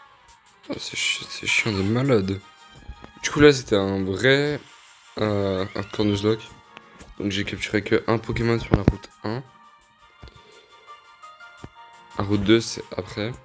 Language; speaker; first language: French; native; French